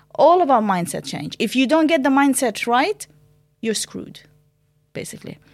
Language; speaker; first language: English; non-native, fluent; Arabic